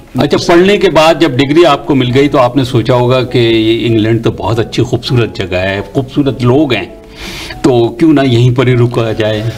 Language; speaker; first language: Urdu; native; Urdu